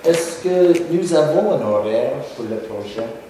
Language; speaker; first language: French; non-native, local second language; English